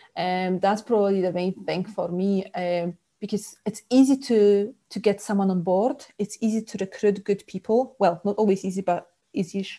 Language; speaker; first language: English; non-native, fluent; Polish